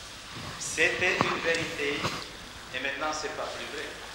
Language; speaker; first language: French; non-native, learner; Slovak